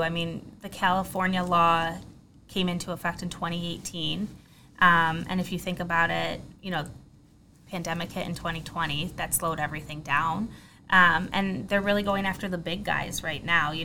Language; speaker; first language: English; native; English